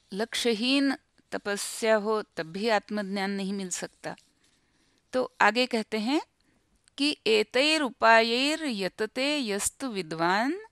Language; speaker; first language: Hindi; non-native, local second language; Marathi